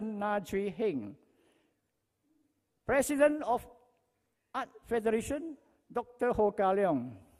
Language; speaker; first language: English; non-native, local second language; Chinese